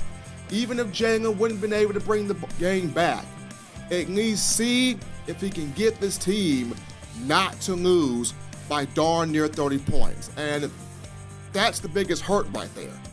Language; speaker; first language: English; native; English